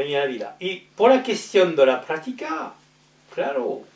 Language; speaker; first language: Spanish; non-native, learner; French